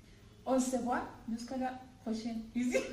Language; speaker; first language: French; non-native, learner; Spanish